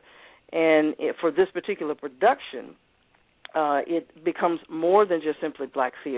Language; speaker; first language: English; native; English